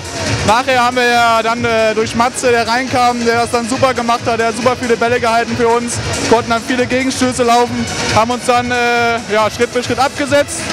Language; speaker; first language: German; native; German